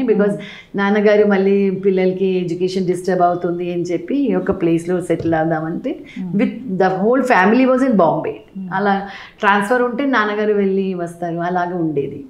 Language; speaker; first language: Telugu; non-native, local second language; Malayalam